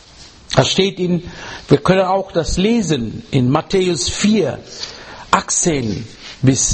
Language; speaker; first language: German; non-native, fluent; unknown